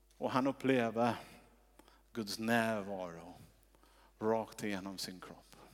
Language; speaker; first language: Swedish; non-native, fluent; English